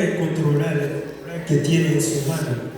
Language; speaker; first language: Spanish; non-native, fluent; Haitian Creole